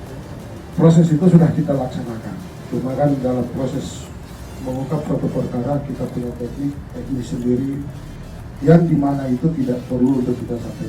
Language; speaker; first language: Indonesian; native; Indonesian